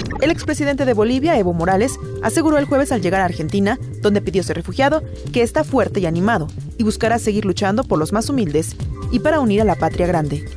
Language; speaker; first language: Spanish; native; Spanish